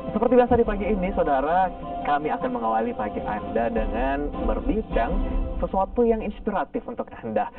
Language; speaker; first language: Indonesian; native; Indonesian